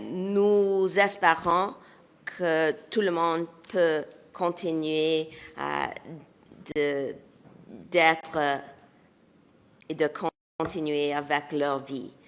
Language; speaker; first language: French; non-native, local second language; English